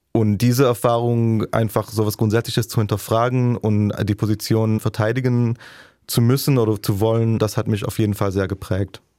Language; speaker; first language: German; non-native, fluent; Hebrew